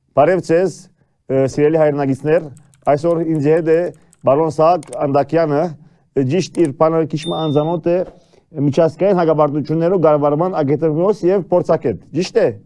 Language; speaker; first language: Armenian; early bilingual, heritage; Armenian